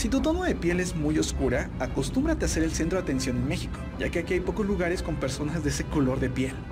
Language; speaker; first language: Spanish; native; Spanish